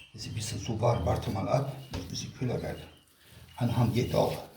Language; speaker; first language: German; non-native, local second language; Kurdish